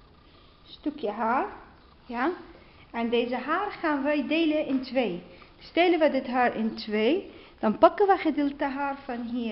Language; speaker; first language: Dutch; non-native, learner; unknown